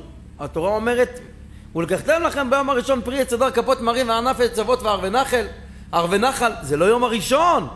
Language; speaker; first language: Hebrew; native; Hebrew